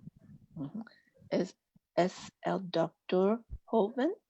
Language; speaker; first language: Spanish; non-native, learner; English